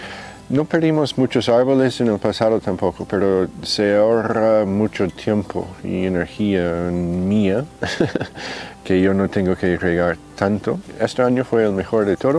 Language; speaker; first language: Spanish; non-native, fluent; English